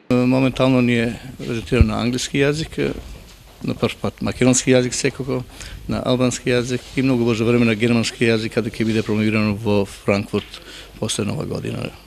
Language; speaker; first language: Macedonian; non-native, local second language; Albanian